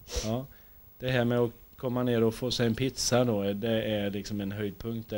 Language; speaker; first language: Swedish; native; Swedish